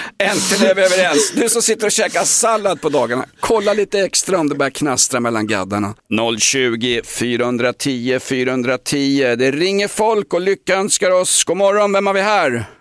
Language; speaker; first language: Swedish; native; Swedish